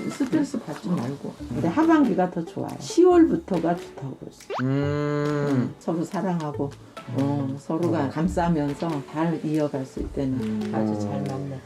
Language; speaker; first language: Korean; native; Korean